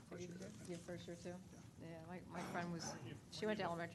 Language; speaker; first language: English; native; English